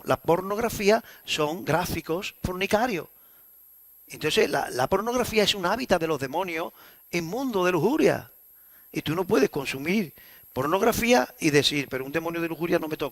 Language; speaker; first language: Spanish; native; Spanish